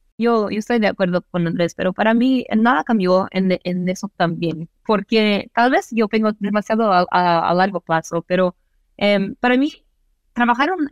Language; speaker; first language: Spanish; non-native, fluent; Portuguese